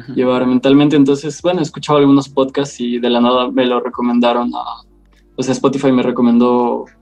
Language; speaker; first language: Spanish; native; Spanish